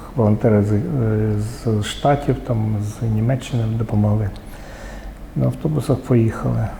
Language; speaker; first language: Ukrainian; native; Ukrainian